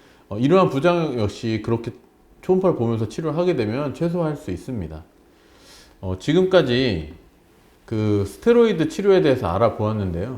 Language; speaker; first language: Korean; native; Korean